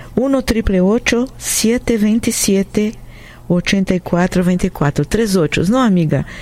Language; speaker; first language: Spanish; non-native, fluent; Portuguese